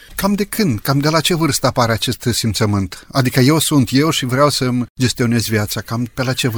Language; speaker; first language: Romanian; native; Romanian